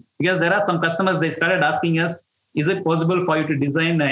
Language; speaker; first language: English; non-native, local second language; Tamil